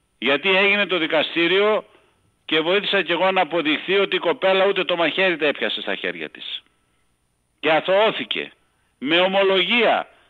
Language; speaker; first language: Greek; native; Greek